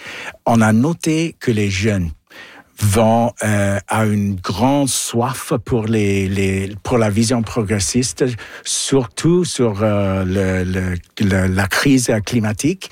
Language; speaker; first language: French; non-native, local second language; English